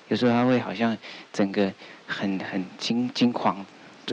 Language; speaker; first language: Chinese; native; Chinese